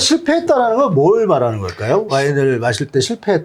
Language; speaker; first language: Korean; native; Korean